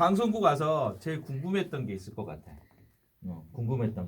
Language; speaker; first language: Korean; native; Korean